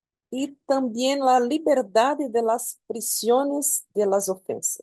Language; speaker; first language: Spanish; non-native, learner; Portuguese